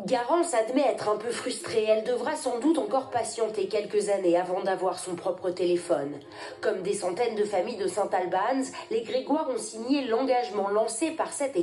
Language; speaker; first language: French; native; French